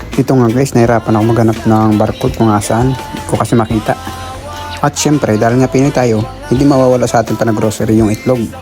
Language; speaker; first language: Filipino; non-native, local second language; Bikol